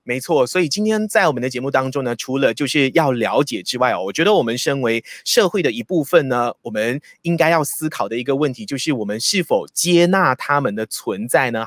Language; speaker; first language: Chinese; native; Chinese